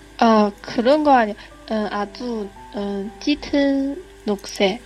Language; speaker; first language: Korean; non-native, learner; Chinese